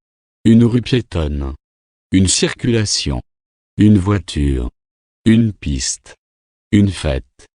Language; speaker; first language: French; non-native, fluent; Arabic